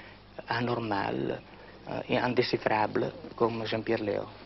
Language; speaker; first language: French; non-native, local second language; Italian